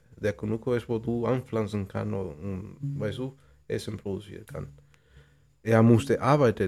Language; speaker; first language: German; non-native, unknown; Spanish